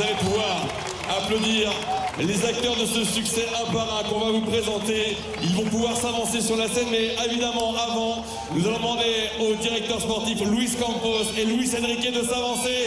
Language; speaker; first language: French; native; French